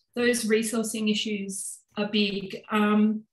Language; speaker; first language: English; native; English